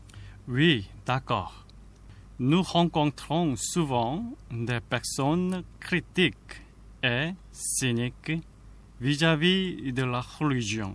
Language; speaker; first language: French; non-native, fluent; Korean